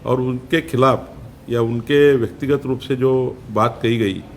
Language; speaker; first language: Hindi; non-native, local second language; Marathi